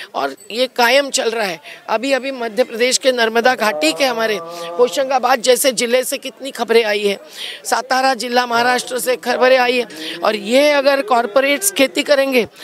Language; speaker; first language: Hindi; non-native, local second language; Marathi